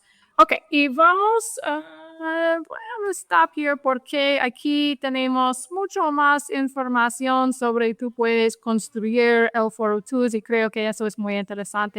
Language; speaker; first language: Spanish; non-native, fluent; English